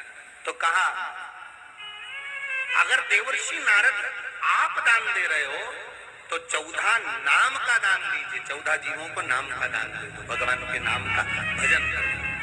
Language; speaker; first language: Hindi; native; Hindi